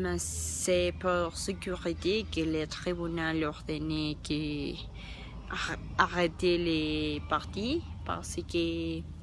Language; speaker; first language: French; non-native, learner; Spanish